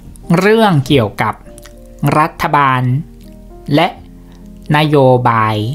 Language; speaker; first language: Thai; non-native, fluent; Chinese